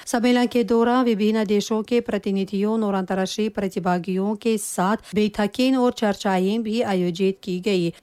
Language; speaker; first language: Hindi; non-native, fluent; Tajik